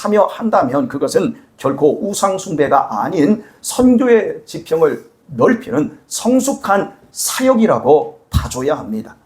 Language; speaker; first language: Korean; native; Korean